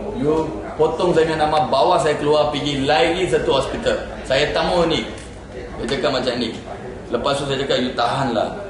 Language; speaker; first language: Malay; non-native, local second language; Tamil